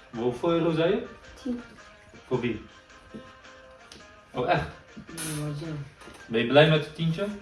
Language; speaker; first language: Dutch; early bilingual, other home language; Turkish